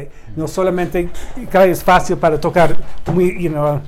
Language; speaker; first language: Spanish; non-native, learner; English